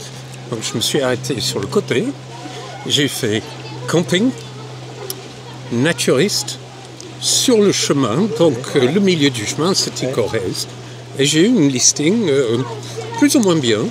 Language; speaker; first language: French; non-native, fluent; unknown